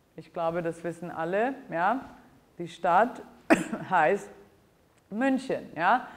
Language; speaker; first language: German; non-native, fluent; English